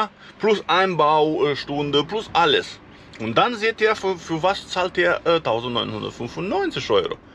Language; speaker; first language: German; non-native, fluent; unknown